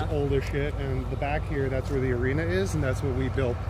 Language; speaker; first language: English; native; English